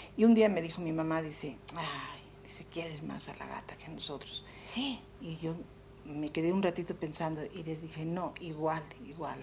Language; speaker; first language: Spanish; native; Spanish